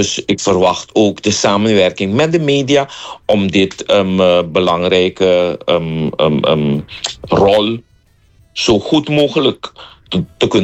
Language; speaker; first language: Dutch; non-native, local second language; Papiamento